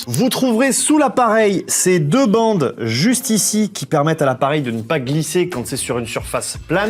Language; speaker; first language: French; native; French